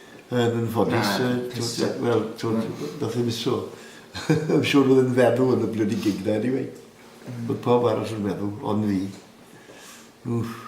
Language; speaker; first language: Welsh; native; Welsh